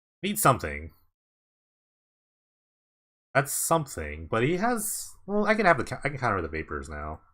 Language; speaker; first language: English; native; English